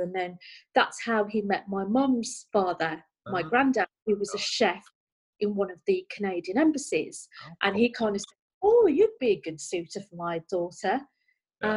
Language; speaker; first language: English; native; English